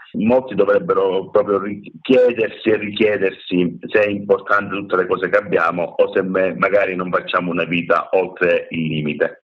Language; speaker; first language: Italian; native; Italian